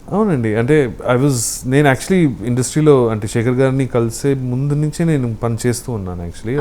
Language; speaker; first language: Telugu; non-native, local second language; Malayalam